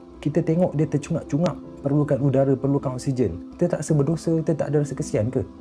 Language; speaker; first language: Malay; native; Malay